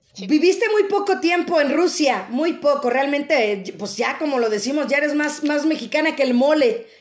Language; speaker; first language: Spanish; native; Spanish